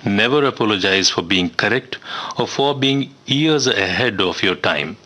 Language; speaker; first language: English; non-native, local second language; Hindi